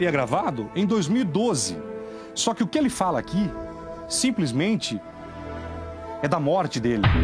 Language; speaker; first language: Portuguese; native; Portuguese